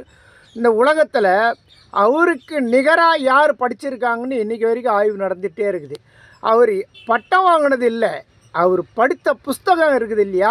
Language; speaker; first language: Tamil; native; Tamil